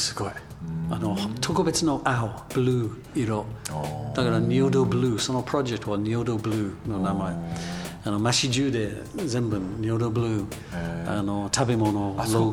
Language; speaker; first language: Japanese; non-native, learner; English